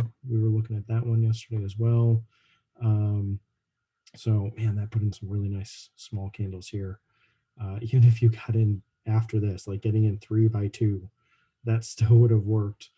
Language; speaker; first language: English; native; English